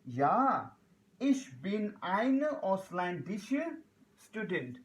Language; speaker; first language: German; non-native, learner; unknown